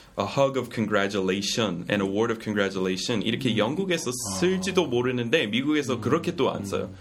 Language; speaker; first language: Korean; non-native, fluent; English